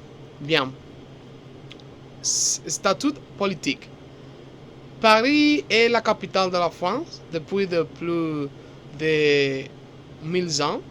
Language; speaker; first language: French; non-native, learner; Spanish